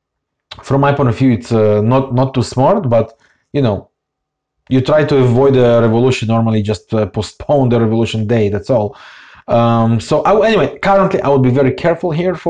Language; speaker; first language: English; non-native, fluent; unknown